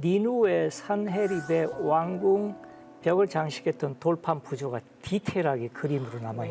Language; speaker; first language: Korean; native; Korean